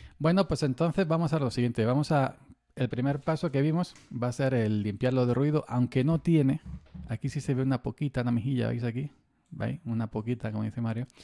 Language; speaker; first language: Spanish; native; Spanish